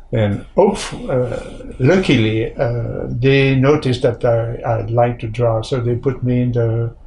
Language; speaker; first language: English; non-native, fluent; French